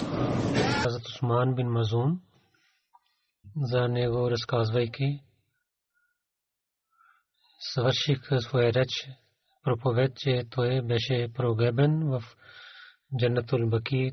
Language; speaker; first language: Bulgarian; non-native, learner; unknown